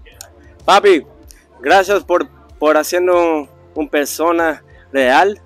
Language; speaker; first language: Spanish; early bilingual, heritage; Spanish